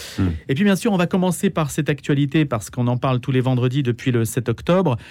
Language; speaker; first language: French; native; French